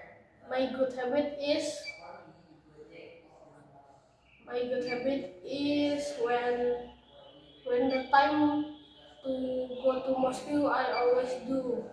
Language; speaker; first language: English; non-native, learner; Indonesian